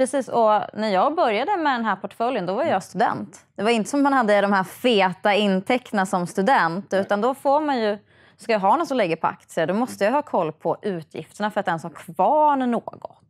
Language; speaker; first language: Swedish; native; Swedish